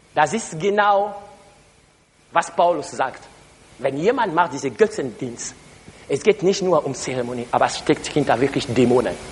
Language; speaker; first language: German; non-native, learner; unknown